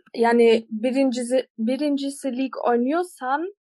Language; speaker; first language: Turkish; early bilingual, heritage; Turkish